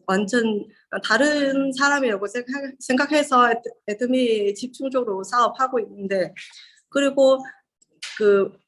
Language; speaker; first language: Korean; non-native, learner; Vietnamese